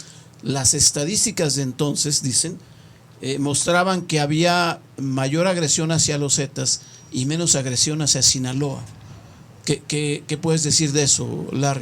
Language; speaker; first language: Spanish; native; Spanish